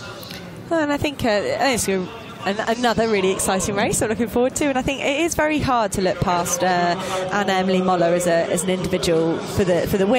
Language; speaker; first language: English; native; English